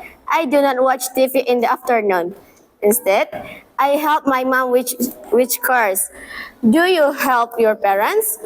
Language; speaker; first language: English; non-native, learner; Indonesian